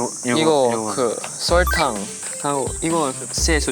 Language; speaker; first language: Korean; non-native, learner; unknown